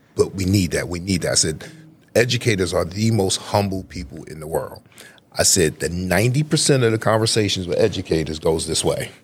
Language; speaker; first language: English; native; English